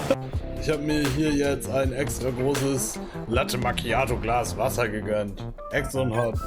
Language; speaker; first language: German; native; German